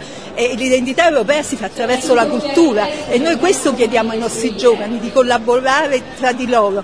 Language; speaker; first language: Italian; native; Italian